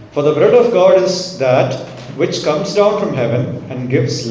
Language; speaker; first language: English; non-native, local second language; Malayalam